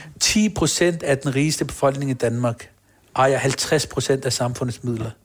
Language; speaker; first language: Danish; early bilingual, other home language; Urdu